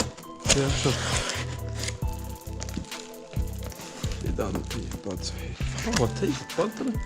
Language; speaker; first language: Swedish; native; Swedish